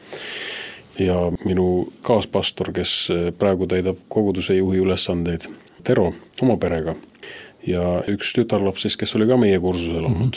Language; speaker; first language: Estonian; native; Estonian